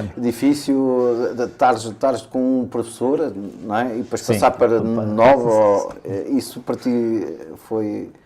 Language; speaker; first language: Portuguese; native; Portuguese